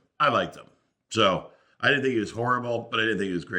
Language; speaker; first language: English; native; English